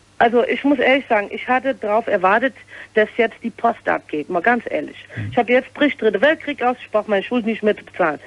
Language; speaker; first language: German; early bilingual, heritage; English